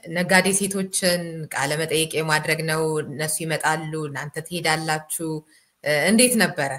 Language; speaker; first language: Amharic; native; Amharic